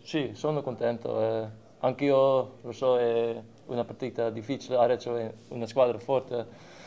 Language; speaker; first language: Italian; non-native, learner; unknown